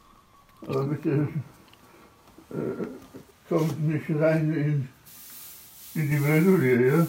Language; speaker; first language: German; non-native, fluent; Polish